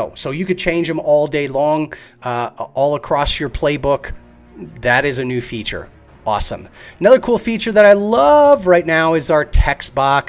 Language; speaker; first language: English; native; English